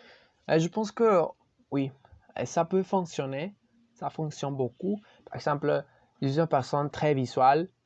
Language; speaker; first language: French; non-native, learner; Spanish